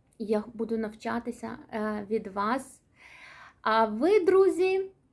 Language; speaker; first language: Ukrainian; non-native, local second language; Russian